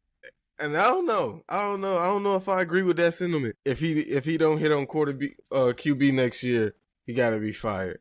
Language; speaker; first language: English; native; English